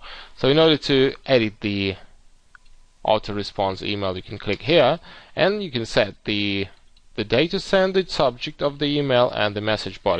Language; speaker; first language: English; non-native, fluent; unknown